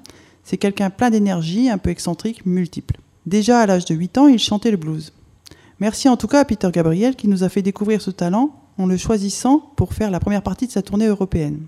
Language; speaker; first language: French; native; French